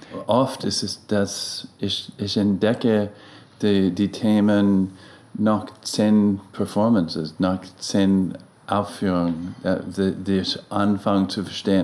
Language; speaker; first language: German; non-native, learner; English